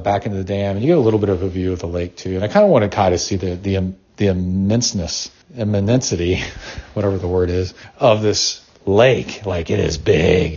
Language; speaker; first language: English; native; English